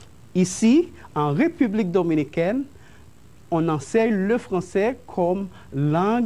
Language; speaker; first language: French; non-native, fluent; Spanish